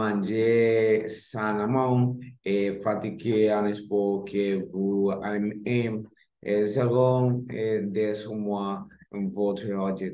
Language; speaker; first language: French; non-native, learner; Spanish